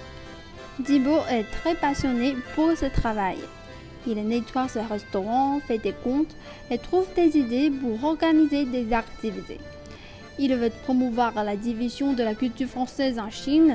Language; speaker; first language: French; non-native, fluent; Chinese